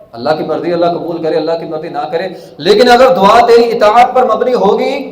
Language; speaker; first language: Urdu; non-native, local second language; Punjabi